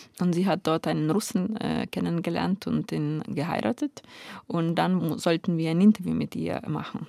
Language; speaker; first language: German; non-native, fluent; Ukrainian